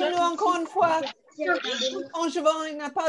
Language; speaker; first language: French; non-native, fluent; English